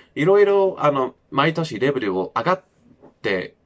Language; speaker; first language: Japanese; non-native, fluent; English